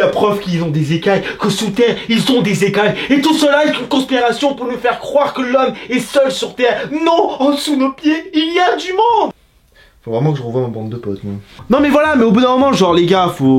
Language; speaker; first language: French; native; French